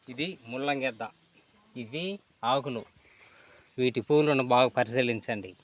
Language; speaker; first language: Telugu; native; Telugu